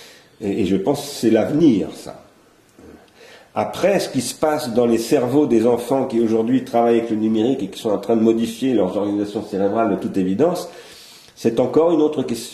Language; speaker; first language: French; native; French